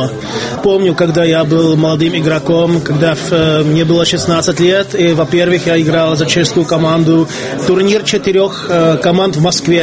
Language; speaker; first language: Russian; non-native, fluent; Czech